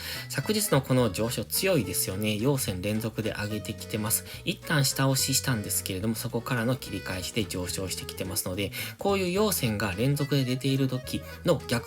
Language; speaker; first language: Japanese; native; Japanese